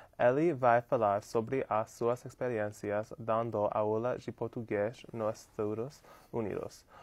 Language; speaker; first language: Portuguese; non-native, learner; English